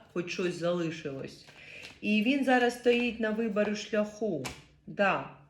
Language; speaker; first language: Ukrainian; non-native, local second language; Russian